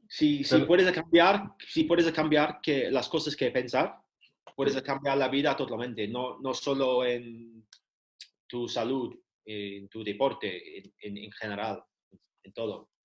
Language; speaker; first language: Spanish; non-native, learner; English